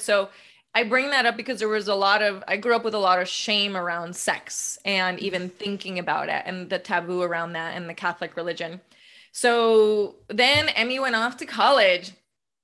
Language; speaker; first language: English; native; English